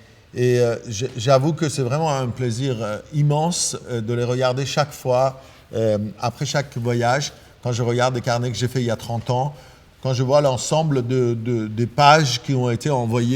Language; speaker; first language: French; non-native, fluent; Persian